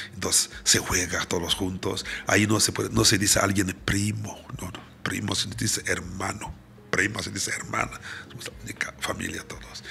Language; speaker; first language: Spanish; non-native, fluent; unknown